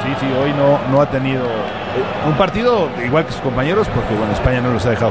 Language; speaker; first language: Spanish; native; Spanish